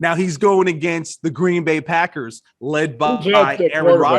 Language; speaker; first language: English; native; English